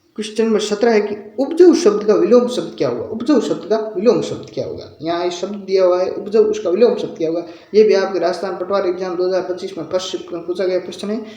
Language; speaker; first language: Hindi; native; Hindi